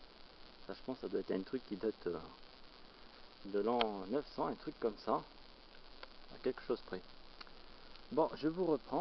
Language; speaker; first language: French; native; French